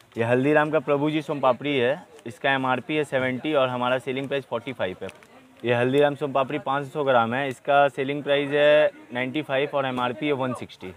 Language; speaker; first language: Hindi; native; Hindi